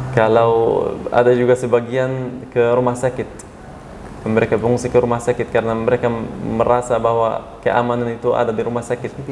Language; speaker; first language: Indonesian; non-native, fluent; Arabic